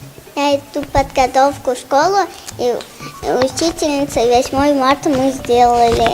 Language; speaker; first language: Russian; non-native, local second language; Tajik